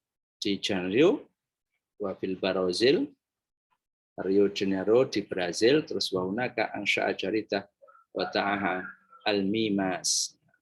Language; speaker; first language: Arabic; non-native, fluent; Indonesian